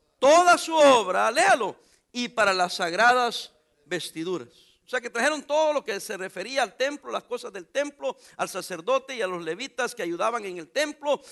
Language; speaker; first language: Spanish; native; Spanish